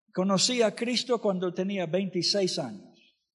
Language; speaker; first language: Spanish; non-native, fluent; English